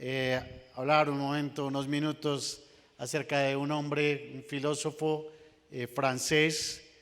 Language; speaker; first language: Spanish; native; Spanish